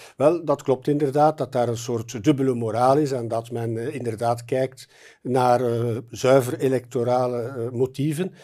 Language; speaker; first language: Dutch; native; Dutch